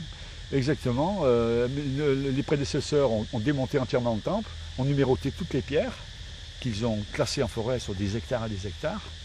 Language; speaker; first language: French; native; French